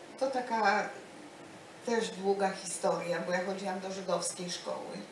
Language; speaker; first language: Polish; native; Polish